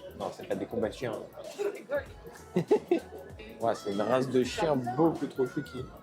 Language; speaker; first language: French; native; French